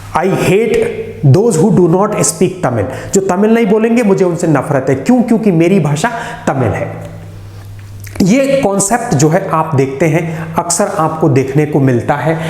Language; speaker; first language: Hindi; native; Hindi